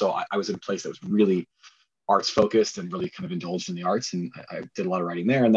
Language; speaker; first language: English; native; English